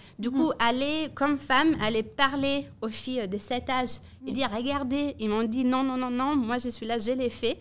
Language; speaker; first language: French; non-native, fluent; Italian